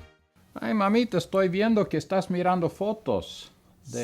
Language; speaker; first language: Spanish; non-native, local second language; English